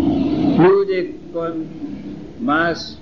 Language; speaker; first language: Spanish; non-native, fluent; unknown